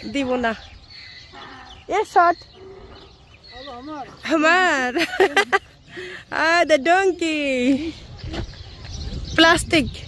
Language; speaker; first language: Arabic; non-native, learner; Bangla